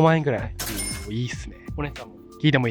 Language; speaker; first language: Japanese; native; Japanese